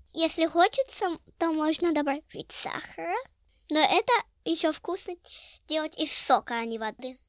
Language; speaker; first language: Russian; early bilingual, heritage; Russian